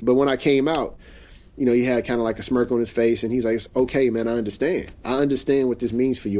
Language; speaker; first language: English; native; English